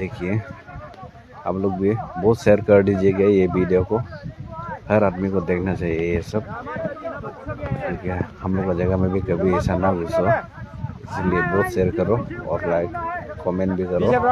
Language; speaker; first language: Hindi; non-native, local second language; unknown